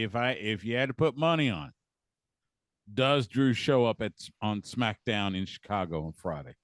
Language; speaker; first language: English; native; English